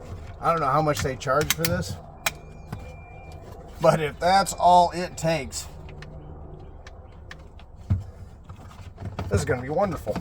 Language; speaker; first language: English; native; English